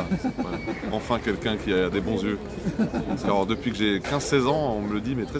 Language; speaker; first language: French; native; French